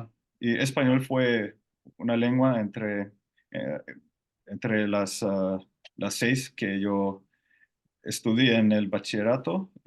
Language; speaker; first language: Spanish; non-native, fluent; Finnish